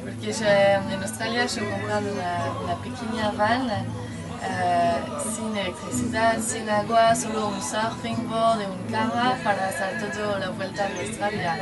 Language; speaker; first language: Spanish; non-native, learner; French